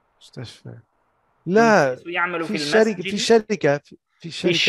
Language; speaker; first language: Arabic; non-native, learner; English